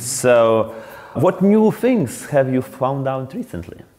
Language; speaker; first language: English; non-native, fluent; Lithuanian